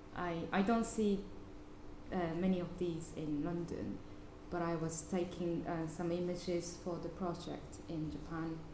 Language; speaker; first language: English; non-native, fluent; Japanese